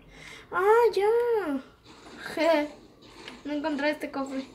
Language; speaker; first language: Spanish; native; Spanish